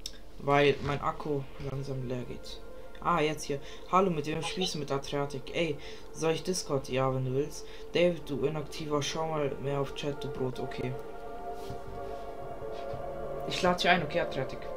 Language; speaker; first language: German; native; German